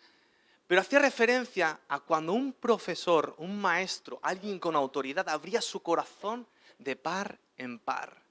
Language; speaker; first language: Spanish; native; Spanish